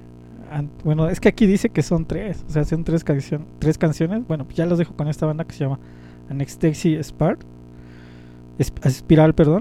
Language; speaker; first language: Spanish; native; Spanish